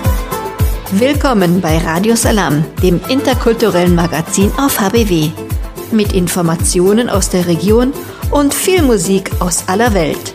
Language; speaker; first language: German; native; German